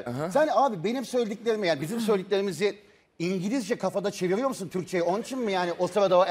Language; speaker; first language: Turkish; native; Turkish